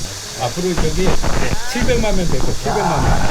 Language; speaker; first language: Korean; native; Korean